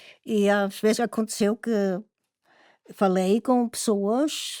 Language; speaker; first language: Portuguese; non-native, fluent; German